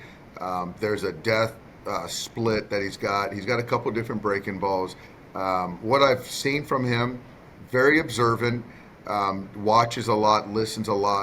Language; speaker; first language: English; native; English